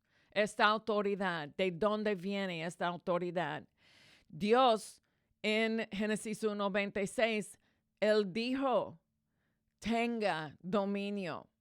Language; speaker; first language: Spanish; non-native, fluent; English